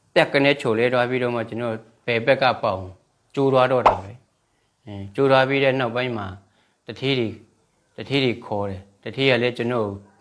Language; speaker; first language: Burmese; non-native, local second language; Shan